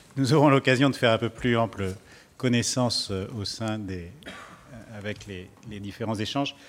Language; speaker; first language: French; native; French